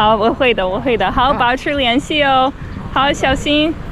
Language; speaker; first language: Chinese; non-native, fluent; English